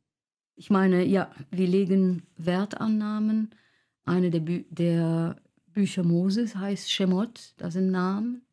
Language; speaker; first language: German; non-native, fluent; Arabic